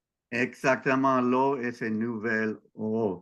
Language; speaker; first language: French; non-native, learner; English